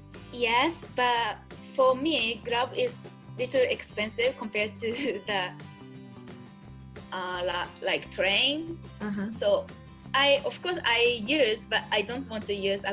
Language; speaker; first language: English; non-native, learner; Japanese